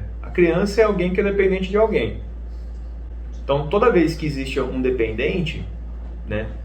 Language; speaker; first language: Portuguese; native; Portuguese